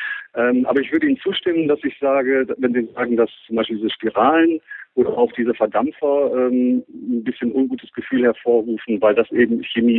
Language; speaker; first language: German; native; German